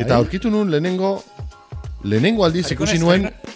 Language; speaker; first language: Basque; early bilingual, heritage; Basque